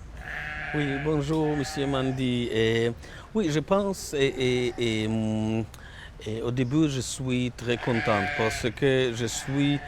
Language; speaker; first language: French; non-native, learner; Hebrew